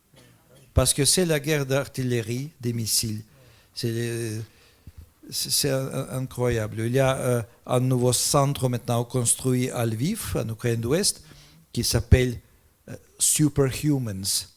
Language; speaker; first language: French; non-native, fluent; Russian